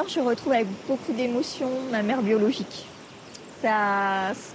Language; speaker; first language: French; native; French